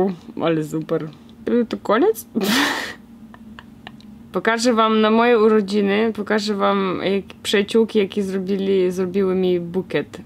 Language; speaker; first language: Polish; non-native, fluent; Russian